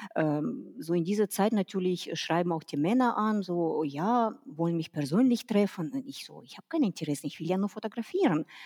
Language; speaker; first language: German; non-native, fluent; Russian